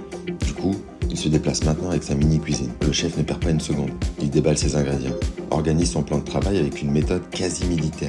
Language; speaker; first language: French; native; French